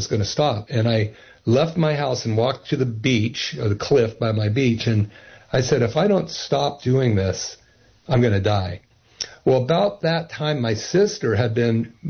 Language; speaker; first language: English; native; English